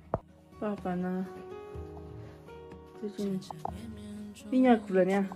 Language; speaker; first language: Chinese; non-native, local second language; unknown